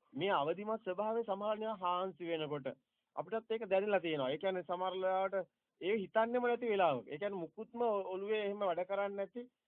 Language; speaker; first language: Sinhala; native; Sinhala